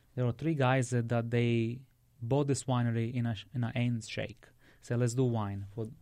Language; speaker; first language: English; non-native, fluent; Italian